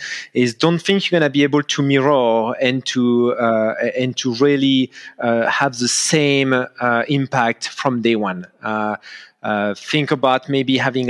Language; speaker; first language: English; non-native, fluent; French